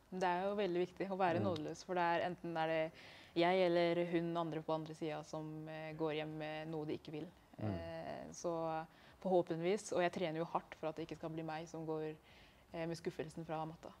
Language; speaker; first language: Norwegian; early bilingual, other home language; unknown